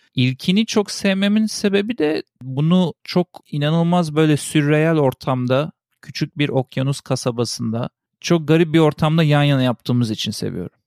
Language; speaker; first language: Turkish; early bilingual, heritage; Turkish